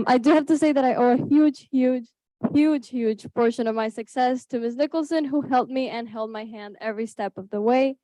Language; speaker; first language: English; early bilingual, other home language; Spanish